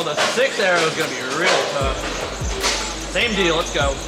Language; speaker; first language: English; native; English